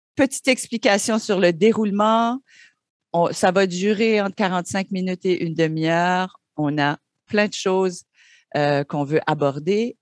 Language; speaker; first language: French; native; French